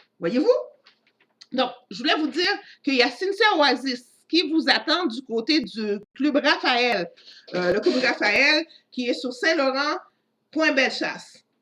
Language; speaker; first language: French; non-native, local second language; Haitian Creole